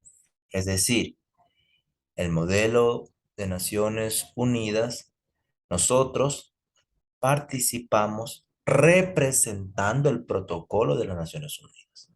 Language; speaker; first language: Spanish; native; Spanish